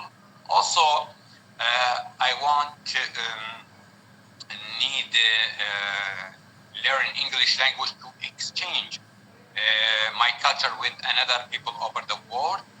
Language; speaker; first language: English; non-native, learner; Arabic